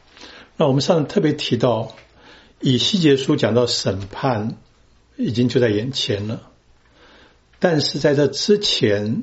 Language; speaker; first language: Chinese; native; Chinese